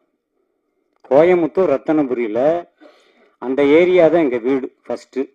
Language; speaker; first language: Tamil; native; Tamil